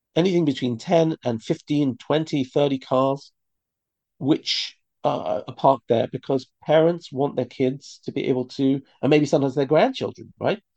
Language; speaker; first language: English; native; English